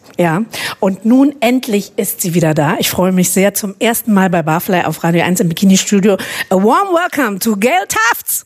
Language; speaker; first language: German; native; German